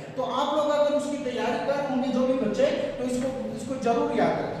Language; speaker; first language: Hindi; non-native, local second language; Chhattisgarhi